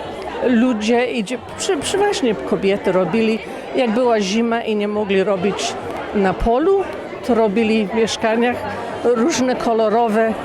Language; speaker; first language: Polish; early bilingual, heritage; Polish